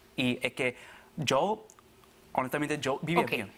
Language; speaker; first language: Spanish; early bilingual, other home language; Arabic